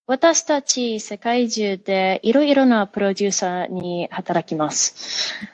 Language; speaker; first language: Japanese; non-native, learner; English